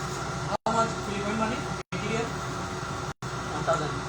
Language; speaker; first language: English; non-native, learner; Bangla